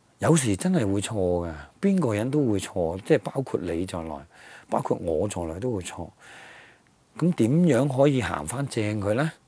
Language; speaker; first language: Cantonese; native; Cantonese